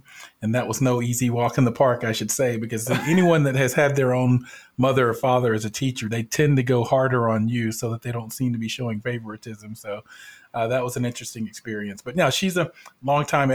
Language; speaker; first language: English; native; English